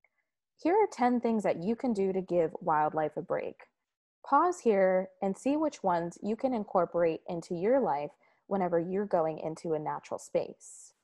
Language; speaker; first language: English; native; English